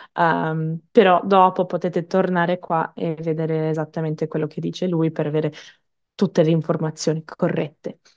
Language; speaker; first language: Italian; non-native, fluent; English